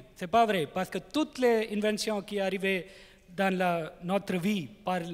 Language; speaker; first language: French; non-native, learner; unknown